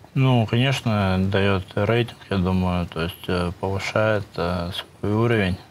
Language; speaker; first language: Russian; native; Russian